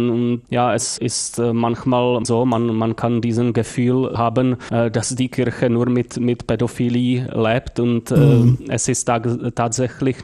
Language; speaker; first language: German; non-native, fluent; Czech